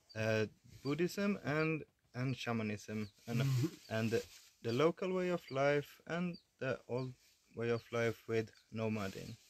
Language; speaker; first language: English; non-native, fluent; Swedish